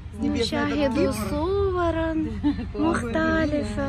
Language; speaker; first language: Arabic; non-native, fluent; Ukrainian